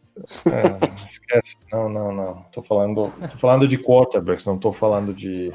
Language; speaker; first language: Portuguese; non-native, fluent; Italian